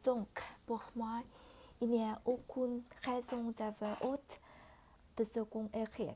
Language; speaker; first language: French; non-native, fluent; Vietnamese